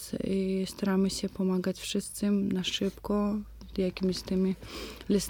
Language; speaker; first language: Polish; non-native, fluent; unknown